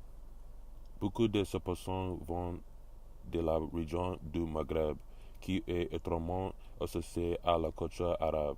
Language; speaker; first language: French; non-native, learner; English